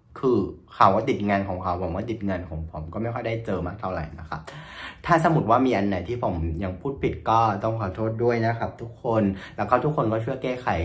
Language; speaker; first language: Thai; non-native, fluent; Vietnamese